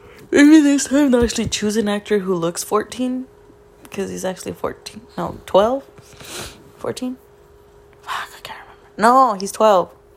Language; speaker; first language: English; early bilingual, other home language; Spanish